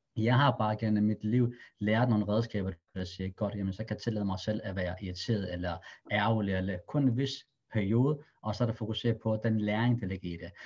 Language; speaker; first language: Danish; early bilingual, other home language; Arabic